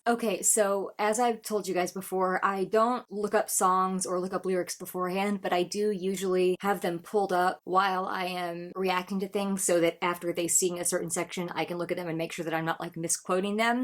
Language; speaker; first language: English; native; English